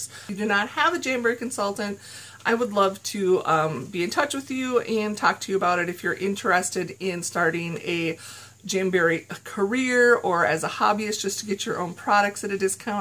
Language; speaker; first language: English; native; English